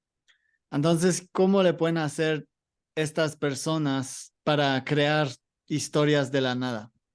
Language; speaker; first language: Spanish; non-native, learner; English